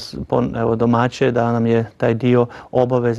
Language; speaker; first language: Croatian; native; Croatian